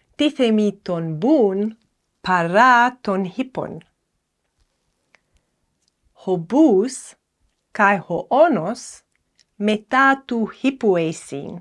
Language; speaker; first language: Greek; non-native, fluent; English